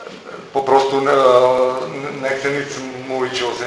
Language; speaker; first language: Polish; non-native, fluent; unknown